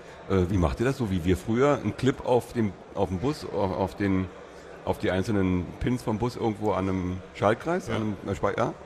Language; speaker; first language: German; native; German